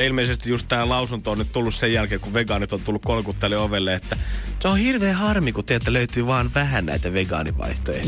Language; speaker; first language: Finnish; native; Finnish